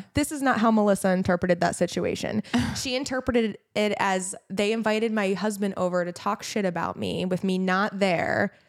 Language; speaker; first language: English; native; English